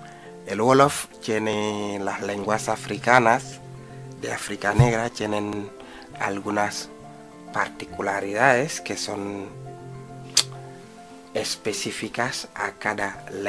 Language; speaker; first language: Spanish; non-native, fluent; Wolof